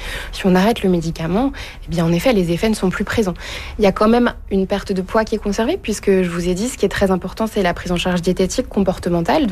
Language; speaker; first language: French; native; French